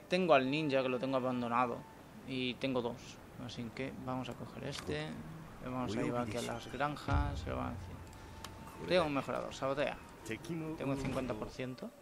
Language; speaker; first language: Spanish; native; Spanish